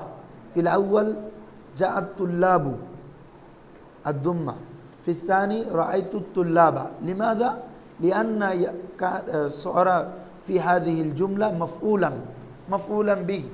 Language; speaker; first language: Arabic; non-native, fluent; Bangla